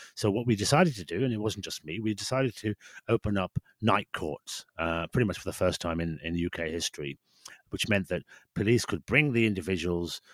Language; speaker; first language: English; native; English